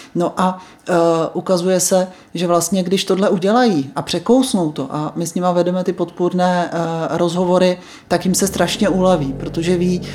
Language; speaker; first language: Czech; native; Czech